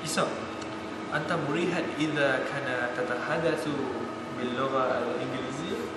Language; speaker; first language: Arabic; non-native, learner; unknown